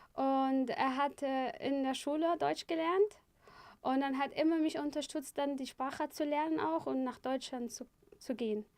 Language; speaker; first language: German; non-native, fluent; Arabic